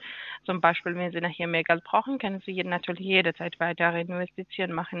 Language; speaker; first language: German; non-native, learner; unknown